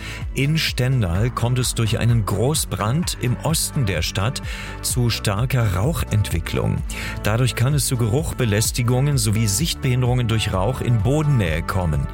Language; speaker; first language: German; native; German